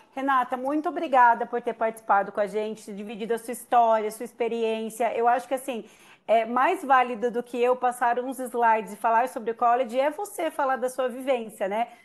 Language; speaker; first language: Portuguese; native; Portuguese